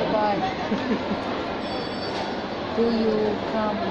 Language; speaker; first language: English; non-native, learner; Turkish